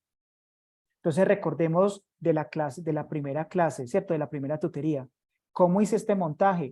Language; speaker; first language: Spanish; native; Spanish